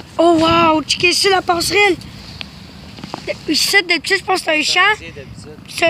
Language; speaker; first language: French; native; French